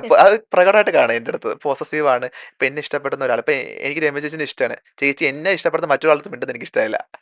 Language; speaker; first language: Malayalam; native; Malayalam